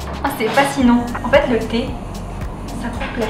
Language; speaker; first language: French; native; French